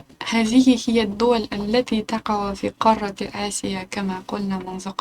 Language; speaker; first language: Arabic; non-native, local second language; Uzbek